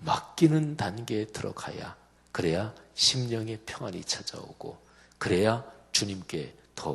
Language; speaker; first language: Korean; native; Korean